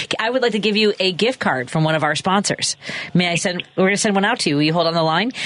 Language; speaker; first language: English; native; English